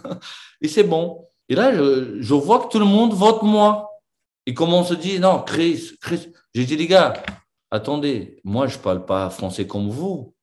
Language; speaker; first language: French; non-native, fluent; Portuguese